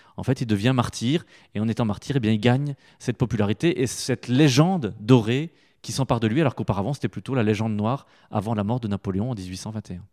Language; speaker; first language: French; native; French